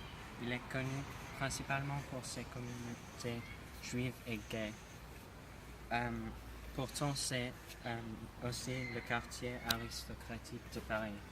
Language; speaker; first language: French; non-native, learner; English